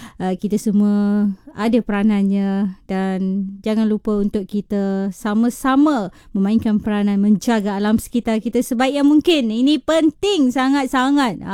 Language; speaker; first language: Malay; native; Malay